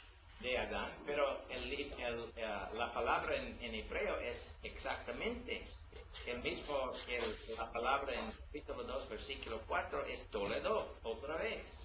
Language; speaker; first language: Spanish; non-native, learner; English